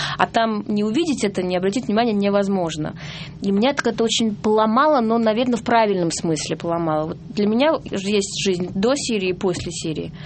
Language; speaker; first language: Russian; non-native, fluent; Georgian